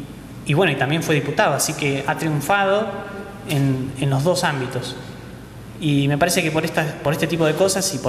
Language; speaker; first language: Spanish; native; Spanish